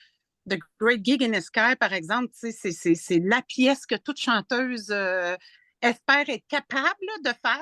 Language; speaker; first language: French; native; French